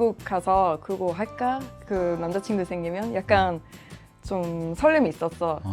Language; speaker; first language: Korean; non-native, fluent; Swedish